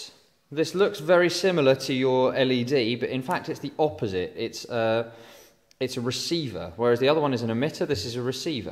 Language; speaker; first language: English; native; English